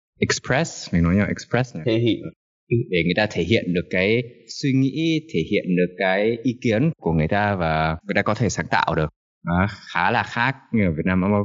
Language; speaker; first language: Vietnamese; early bilingual, heritage; Vietnamese